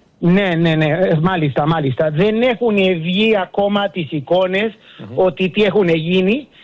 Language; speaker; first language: Greek; early bilingual, heritage; Greek